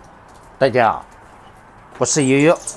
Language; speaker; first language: Chinese; native; Chinese